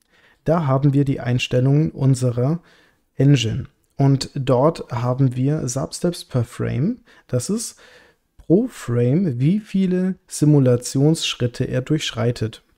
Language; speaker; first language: German; native; German